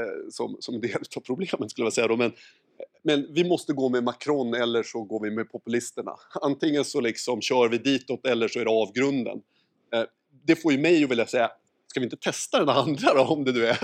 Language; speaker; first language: Swedish; native; Swedish